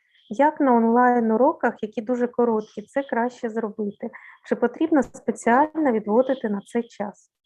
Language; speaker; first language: Ukrainian; native; Ukrainian